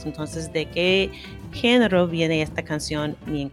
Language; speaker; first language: Spanish; non-native, fluent; English